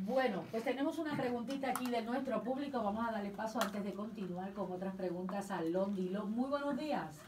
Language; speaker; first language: Spanish; native; Spanish